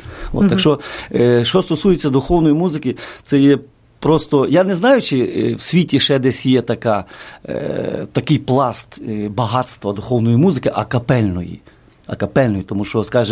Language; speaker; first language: Ukrainian; native; Ukrainian